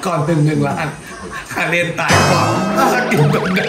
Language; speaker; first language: Thai; native; Thai